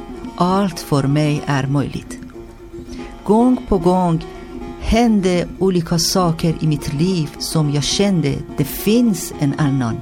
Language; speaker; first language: Swedish; non-native, fluent; Persian